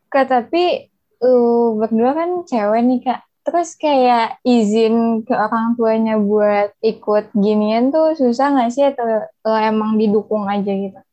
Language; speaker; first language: Indonesian; native; Indonesian